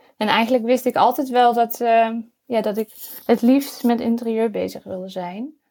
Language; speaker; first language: Dutch; native; Dutch